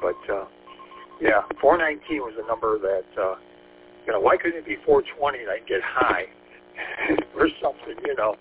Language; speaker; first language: English; native; English